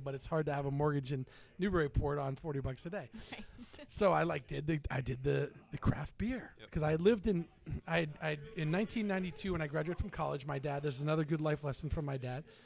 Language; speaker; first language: English; native; English